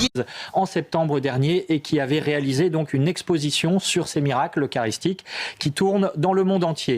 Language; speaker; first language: French; native; French